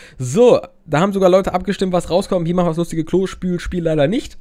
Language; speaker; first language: German; native; German